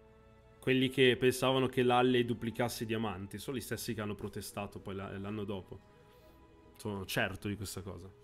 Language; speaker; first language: Italian; native; Italian